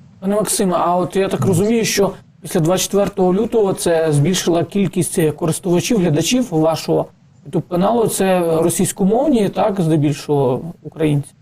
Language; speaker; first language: Ukrainian; native; Ukrainian